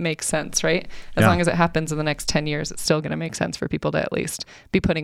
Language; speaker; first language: English; native; English